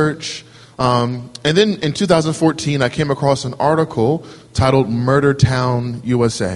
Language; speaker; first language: English; native; English